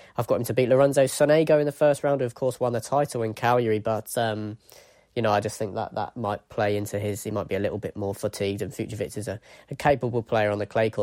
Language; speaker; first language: English; native; English